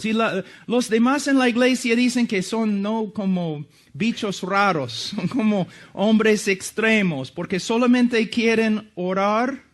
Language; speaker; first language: Spanish; non-native, fluent; English